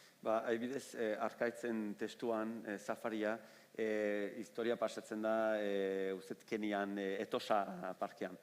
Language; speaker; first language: Basque; non-native, fluent; French